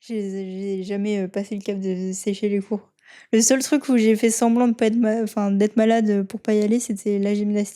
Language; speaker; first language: French; native; French